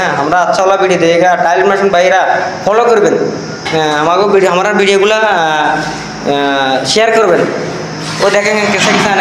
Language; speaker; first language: Hindi; non-native, learner; Bangla